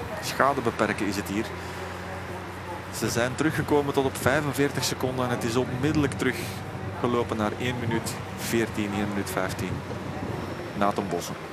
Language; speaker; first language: Dutch; native; Dutch